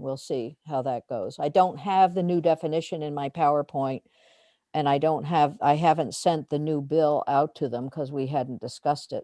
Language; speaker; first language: English; native; English